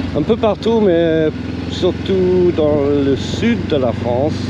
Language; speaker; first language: French; non-native, fluent; English